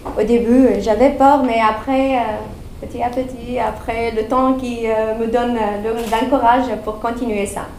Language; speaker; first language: French; non-native, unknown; Arabic